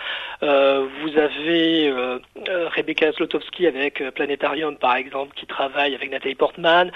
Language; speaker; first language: French; native; French